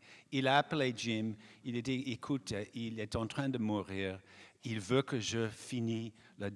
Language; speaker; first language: French; non-native, fluent; English